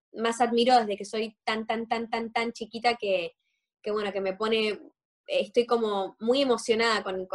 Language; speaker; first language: Spanish; native; Spanish